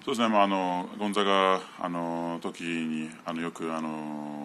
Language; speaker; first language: Japanese; native; Japanese